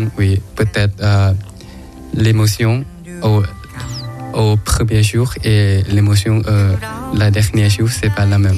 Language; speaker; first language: French; non-native, learner; Thai